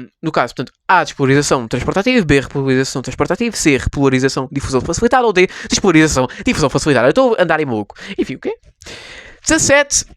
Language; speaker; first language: Portuguese; native; Portuguese